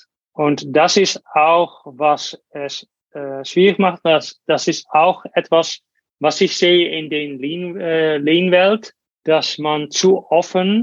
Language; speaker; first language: German; non-native, learner; Dutch